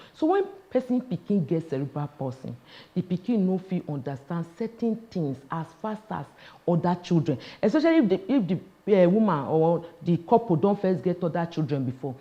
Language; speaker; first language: Nigerian Pidgin; non-native, local second language; Yoruba